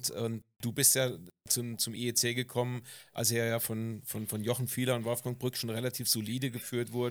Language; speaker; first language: German; native; German